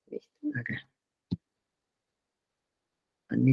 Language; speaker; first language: Spanish; native; Spanish